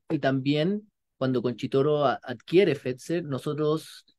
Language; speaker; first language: Spanish; native; Spanish